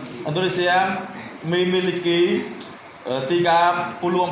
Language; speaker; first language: Indonesian; non-native, learner; Khmer